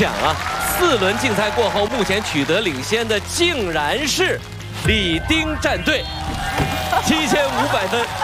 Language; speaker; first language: Chinese; native; Chinese